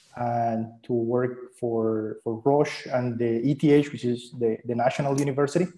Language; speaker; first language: English; non-native, fluent; Spanish